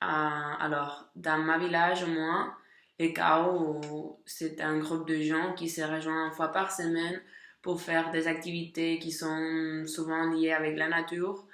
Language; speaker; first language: French; non-native, learner; Catalan